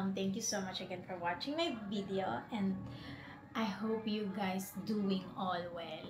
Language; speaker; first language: English; non-native, local second language; Filipino